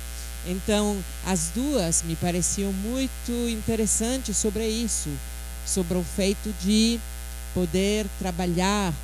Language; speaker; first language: Portuguese; non-native, fluent; French